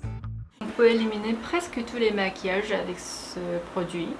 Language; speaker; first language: French; non-native, fluent; Korean